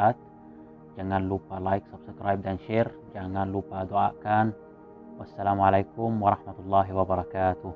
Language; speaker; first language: Indonesian; non-native, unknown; Arabic